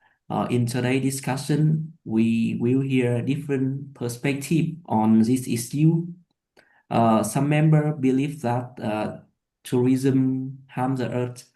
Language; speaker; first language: English; non-native, learner; Vietnamese